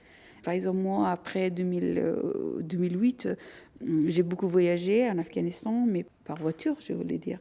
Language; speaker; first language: French; non-native, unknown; Persian